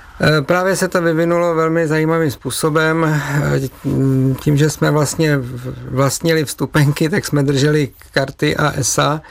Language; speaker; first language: Czech; native; Czech